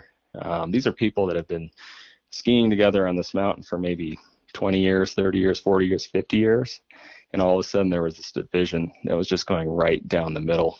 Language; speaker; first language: English; native; English